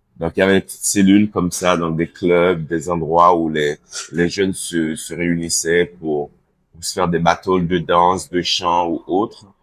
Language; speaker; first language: French; early bilingual, other home language; Haitian Creole